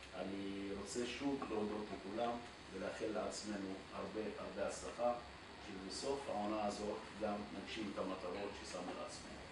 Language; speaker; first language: Hebrew; non-native, local second language; Arabic